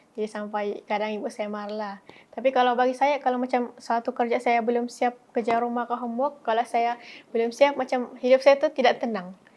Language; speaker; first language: Malay; native; Malay